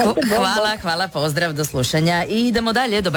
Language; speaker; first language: Serbian; native; Serbian